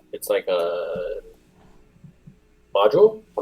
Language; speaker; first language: English; native; English